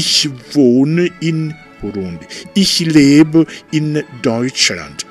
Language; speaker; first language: German; non-native, fluent; Rundi